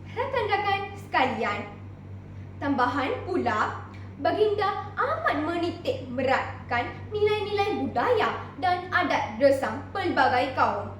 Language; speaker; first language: Malay; non-native, local second language; Tamil